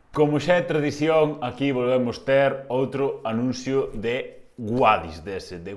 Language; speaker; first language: Galician; native; Galician